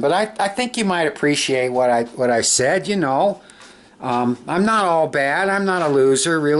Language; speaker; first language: English; native; English